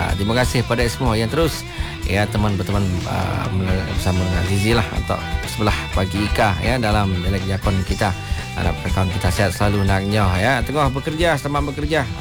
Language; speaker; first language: Malay; non-native, local second language; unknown